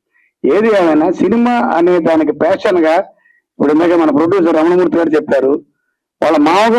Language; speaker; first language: Telugu; native; Telugu